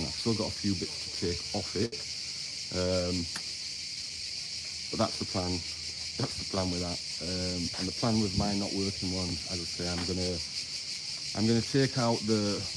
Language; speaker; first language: English; native; English